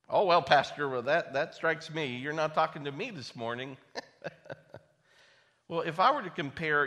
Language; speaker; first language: English; native; English